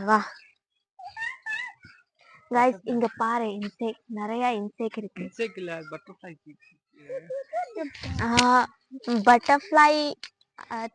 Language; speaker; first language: Tamil; non-native, learner; Bangla